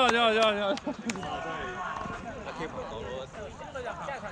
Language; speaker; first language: Chinese; native; Chinese